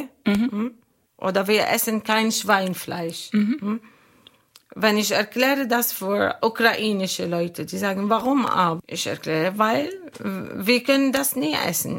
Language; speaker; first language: German; non-native, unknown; Arabic